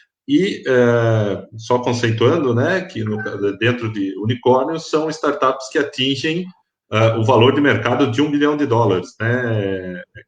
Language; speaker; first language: Portuguese; native; Portuguese